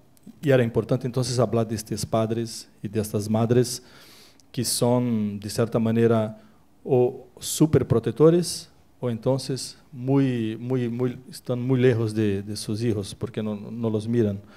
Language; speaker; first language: Spanish; non-native, fluent; Portuguese